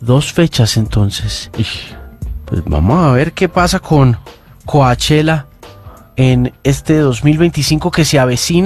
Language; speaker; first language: Spanish; native; Spanish